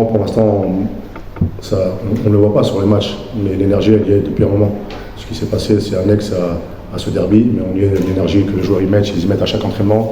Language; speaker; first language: French; native; French